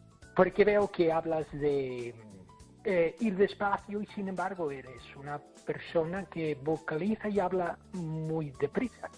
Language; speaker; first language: Spanish; non-native, fluent; English